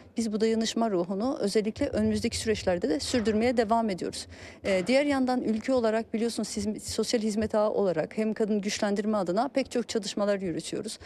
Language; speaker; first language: Turkish; early bilingual, heritage; Turkish